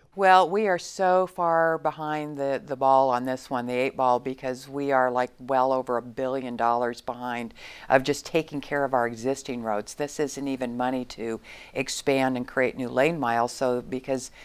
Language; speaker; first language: English; native; English